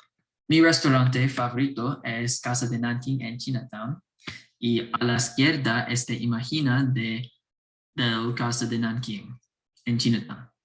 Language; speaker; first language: Spanish; non-native, learner; English